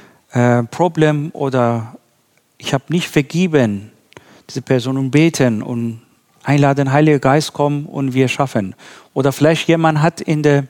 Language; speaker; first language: German; non-native, learner; Persian